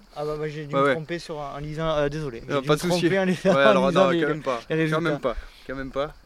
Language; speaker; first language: French; native; French